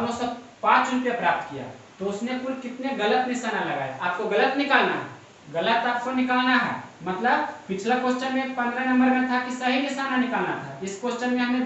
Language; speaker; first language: Hindi; native; Hindi